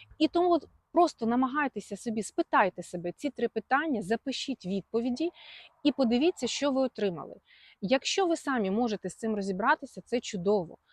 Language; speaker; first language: Ukrainian; non-native, local second language; Russian